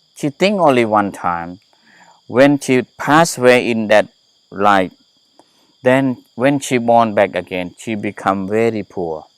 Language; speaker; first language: English; non-native, learner; Thai